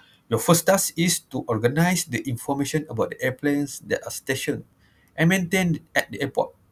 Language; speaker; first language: English; non-native, local second language; Malay